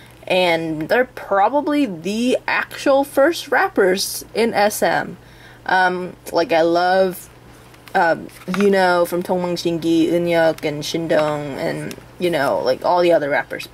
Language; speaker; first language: English; native; English